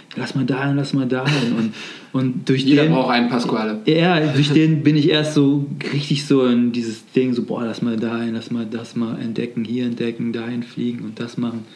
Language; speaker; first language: German; native; German